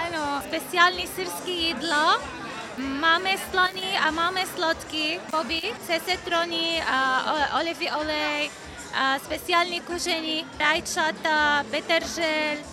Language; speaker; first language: Czech; non-native, learner; Arabic